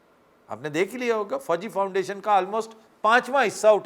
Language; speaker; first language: Urdu; native; Urdu